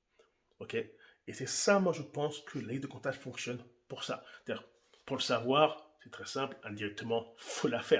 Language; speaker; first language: French; native; French